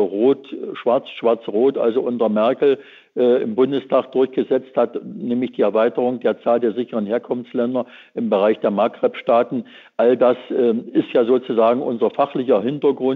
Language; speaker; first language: German; native; German